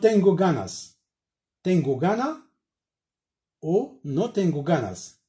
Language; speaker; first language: Spanish; non-native, learner; Arabic